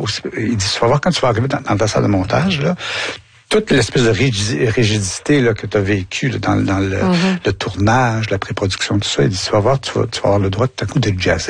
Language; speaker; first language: French; native; French